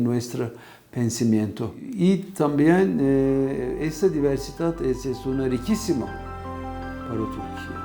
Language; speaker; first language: Spanish; non-native, fluent; Turkish